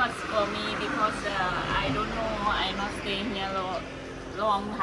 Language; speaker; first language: English; non-native, learner; Thai